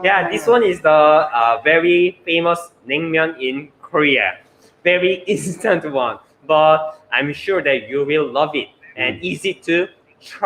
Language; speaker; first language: English; non-native, learner; Korean